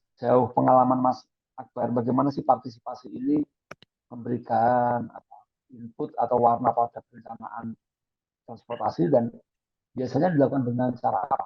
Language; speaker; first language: Indonesian; native; Indonesian